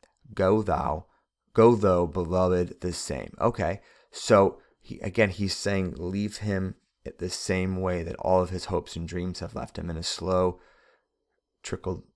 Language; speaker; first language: English; native; English